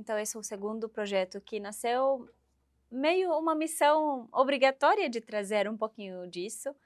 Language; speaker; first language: Portuguese; non-native, fluent; Arabic